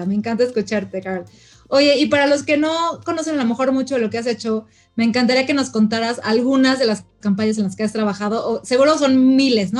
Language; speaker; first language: Spanish; native; Spanish